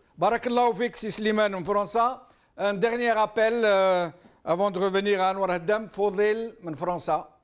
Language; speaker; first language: French; non-native, local second language; Arabic